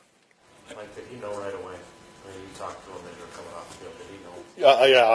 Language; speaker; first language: English; native; English